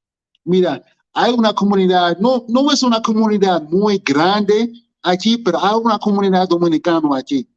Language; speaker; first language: Spanish; non-native, learner; English